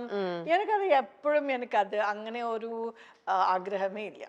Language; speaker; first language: Malayalam; non-native, fluent; Kannada